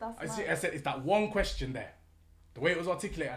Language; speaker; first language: English; native; English